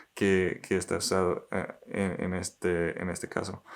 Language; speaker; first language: Spanish; non-native, learner; English